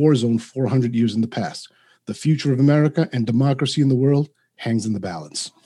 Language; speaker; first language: English; early bilingual, other home language; Spanish